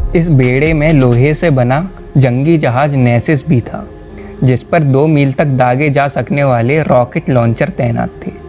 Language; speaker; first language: Hindi; native; Hindi